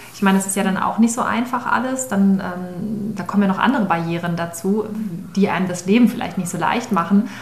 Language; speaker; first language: German; native; German